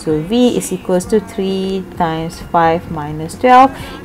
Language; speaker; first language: English; non-native, local second language; Malay